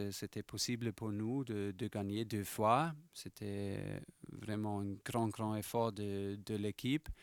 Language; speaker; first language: French; non-native, fluent; German